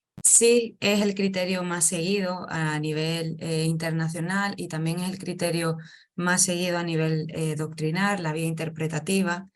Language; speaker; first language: Spanish; native; Spanish